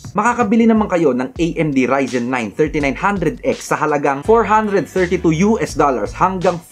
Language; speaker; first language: Filipino; native; Filipino